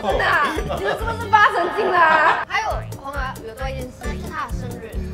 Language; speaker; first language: Chinese; native; Chinese